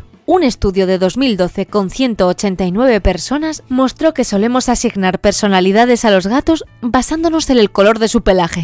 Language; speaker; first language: Spanish; native; Spanish